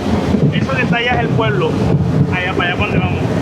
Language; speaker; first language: Spanish; native; Spanish